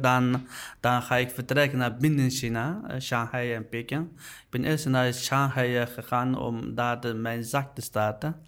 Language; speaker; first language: Dutch; non-native, learner; Uyghur